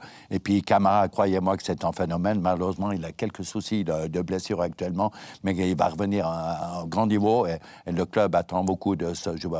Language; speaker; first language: French; native; French